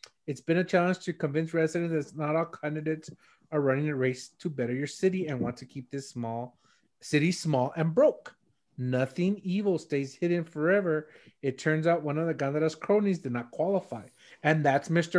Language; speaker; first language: English; early bilingual, other home language; Spanish